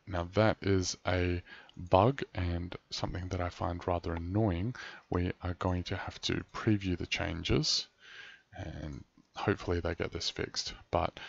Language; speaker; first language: English; native; English